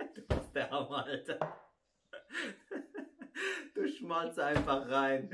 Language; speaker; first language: German; non-native, fluent; Arabic